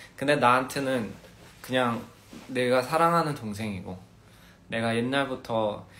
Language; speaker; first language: Korean; early bilingual, heritage; Korean